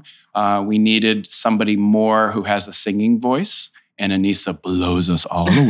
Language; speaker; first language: English; native; English